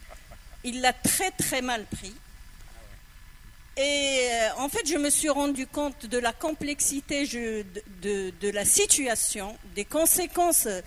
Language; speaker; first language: French; non-native, local second language; Arabic